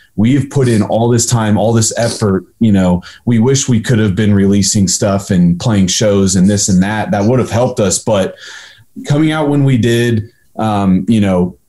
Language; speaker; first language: English; native; English